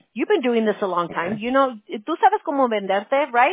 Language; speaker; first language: English; early bilingual, other home language; Spanish